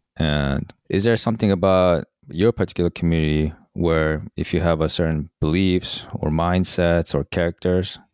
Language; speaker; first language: English; early bilingual, other home language; Korean